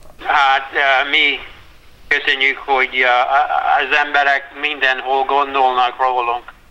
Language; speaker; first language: Hungarian; early bilingual, heritage; Hungarian